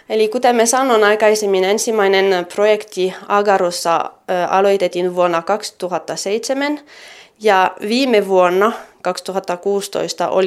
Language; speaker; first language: Finnish; non-native, fluent; French